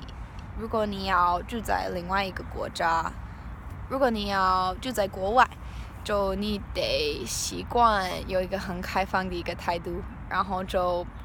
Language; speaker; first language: Chinese; non-native, learner; English